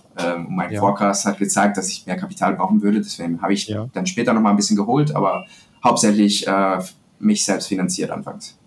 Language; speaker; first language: German; non-native, fluent; Spanish